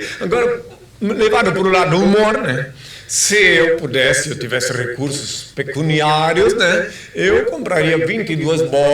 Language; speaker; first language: Portuguese; native; Portuguese